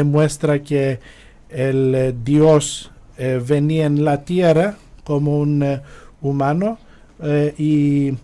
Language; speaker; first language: Spanish; non-native, fluent; Greek